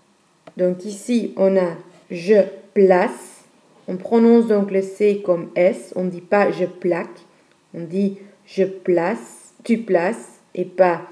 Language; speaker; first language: French; non-native, fluent; Dutch